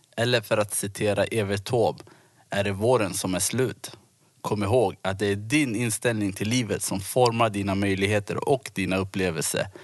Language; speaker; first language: Swedish; early bilingual, other home language; Somali